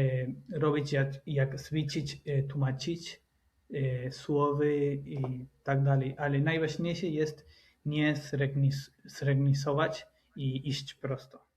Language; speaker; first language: Polish; non-native, learner; Spanish